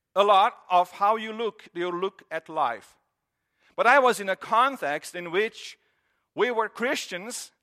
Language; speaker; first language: English; non-native, fluent; Romanian